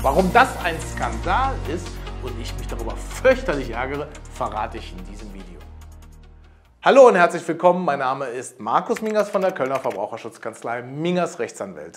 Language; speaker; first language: German; native; German